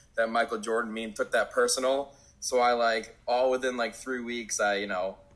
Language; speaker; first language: English; native; English